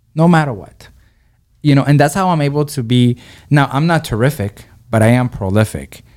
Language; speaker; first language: English; early bilingual, other home language; Persian